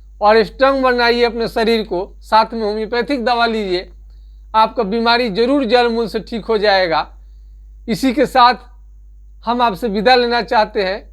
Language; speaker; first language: Hindi; native; Hindi